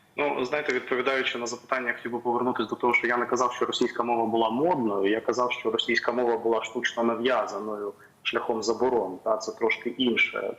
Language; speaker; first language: Ukrainian; native; Ukrainian